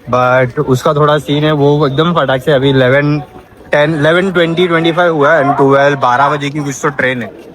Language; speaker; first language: Hindi; non-native, local second language; Marathi